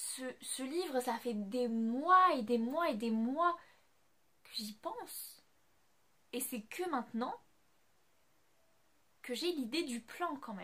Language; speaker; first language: French; native; French